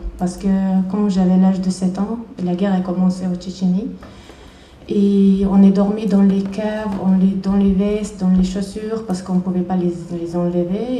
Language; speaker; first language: French; non-native, learner; Chechen